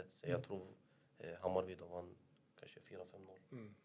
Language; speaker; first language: Swedish; early bilingual, other home language; Arabic